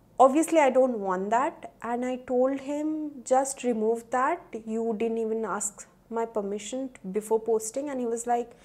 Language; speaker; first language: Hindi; non-native, local second language; Bangla